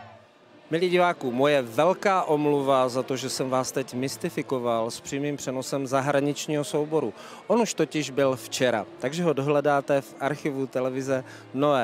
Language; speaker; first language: Czech; native; Czech